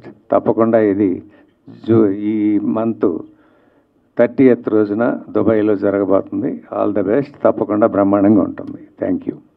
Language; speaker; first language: Telugu; native; Telugu